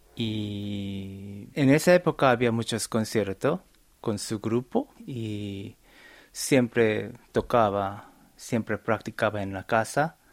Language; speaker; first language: Spanish; non-native, fluent; Korean